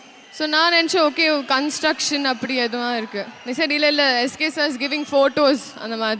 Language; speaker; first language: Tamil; non-native, learner; Telugu